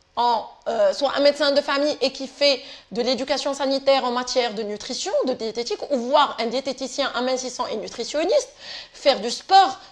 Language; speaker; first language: French; non-native, local second language; Arabic